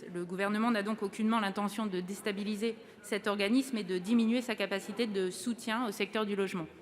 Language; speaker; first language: French; native; French